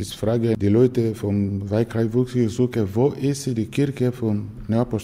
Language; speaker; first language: German; non-native, learner; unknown